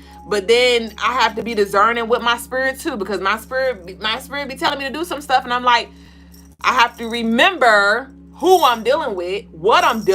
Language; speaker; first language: English; native; English